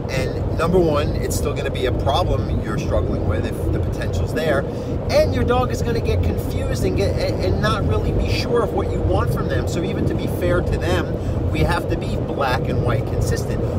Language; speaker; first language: English; native; English